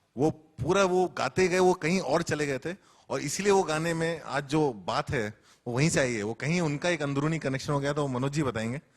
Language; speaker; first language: Hindi; native; Hindi